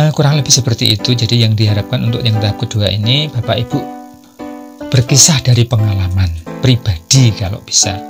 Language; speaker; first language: Indonesian; non-native, local second language; Javanese